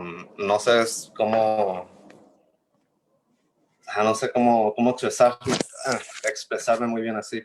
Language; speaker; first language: Spanish; early bilingual, heritage; Spanish